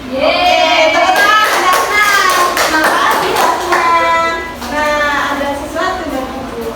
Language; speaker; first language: Indonesian; native; Indonesian